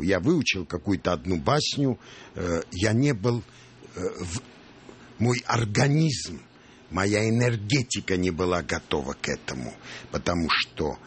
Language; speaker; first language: Russian; non-native, local second language; Armenian